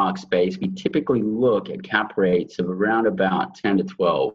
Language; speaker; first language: English; native; English